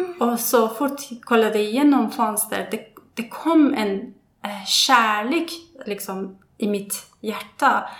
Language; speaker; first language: Swedish; non-native, fluent; Persian